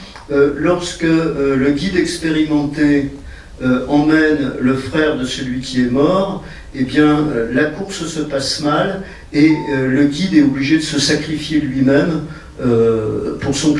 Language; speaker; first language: French; native; French